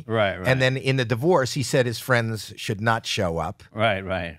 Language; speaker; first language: English; native; English